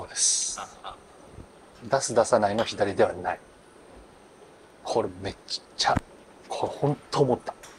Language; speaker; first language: Japanese; native; Japanese